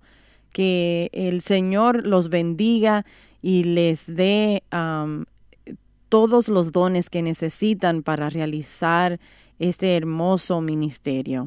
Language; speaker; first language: Spanish; native; Spanish